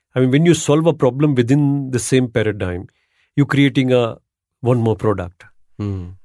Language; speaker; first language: English; non-native, local second language; Gujarati